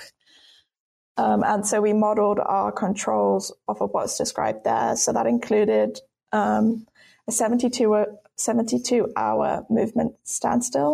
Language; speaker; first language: English; native; English